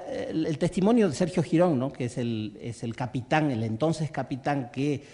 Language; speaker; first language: Spanish; native; Spanish